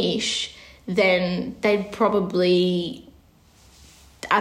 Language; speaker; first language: English; native; English